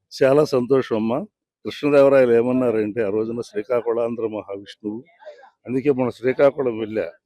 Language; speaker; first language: Telugu; native; Telugu